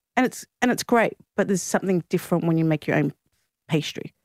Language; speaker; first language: English; non-native, local second language; Greek